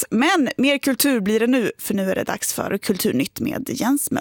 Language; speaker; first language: Swedish; native; Swedish